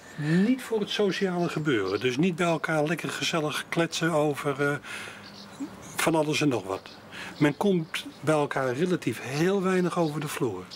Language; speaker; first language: Dutch; native; Dutch